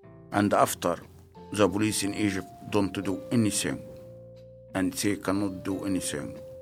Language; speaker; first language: English; non-native, learner; Arabic